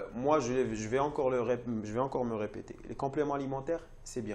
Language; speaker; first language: French; non-native, local second language; Arabic